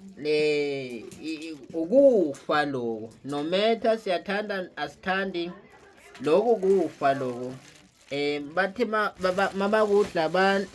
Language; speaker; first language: Zulu; non-native, local second language; Swati